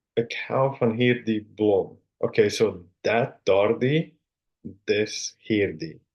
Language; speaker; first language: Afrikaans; non-native, learner; Finnish